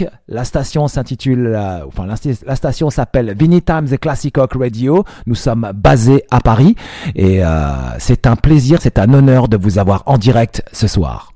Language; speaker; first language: French; native; French